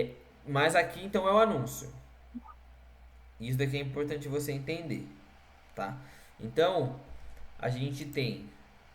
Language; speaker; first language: Portuguese; native; Portuguese